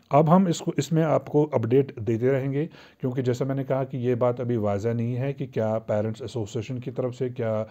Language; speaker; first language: Hindi; non-native, local second language; Kashmiri